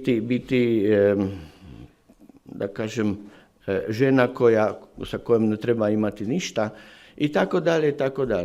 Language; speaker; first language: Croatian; non-native, fluent; Slovak